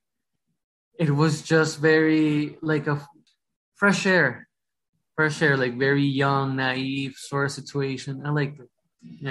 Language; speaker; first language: English; early bilingual, other home language; Spanish